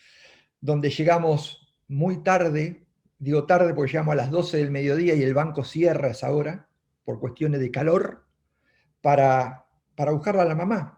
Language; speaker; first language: Spanish; native; Spanish